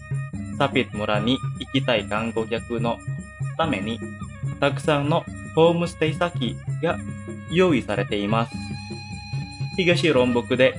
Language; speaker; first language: Japanese; non-native, fluent; Indonesian